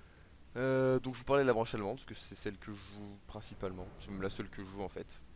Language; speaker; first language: French; native; French